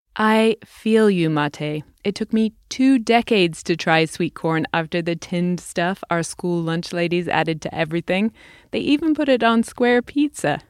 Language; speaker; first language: English; native; English